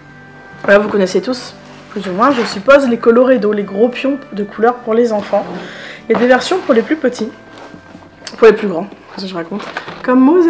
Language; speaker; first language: French; native; French